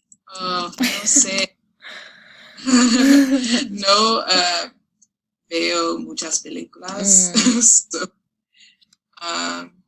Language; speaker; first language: Spanish; non-native, learner; English